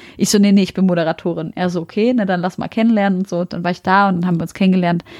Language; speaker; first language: German; early bilingual, other home language; Arabic